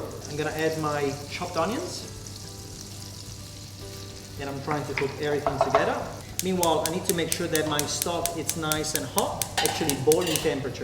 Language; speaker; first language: English; non-native, fluent; Italian